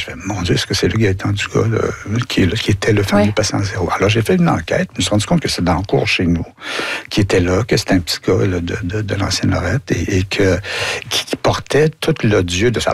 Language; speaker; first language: French; native; French